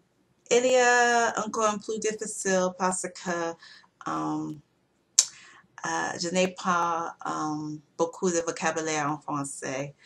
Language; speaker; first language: French; non-native, learner; English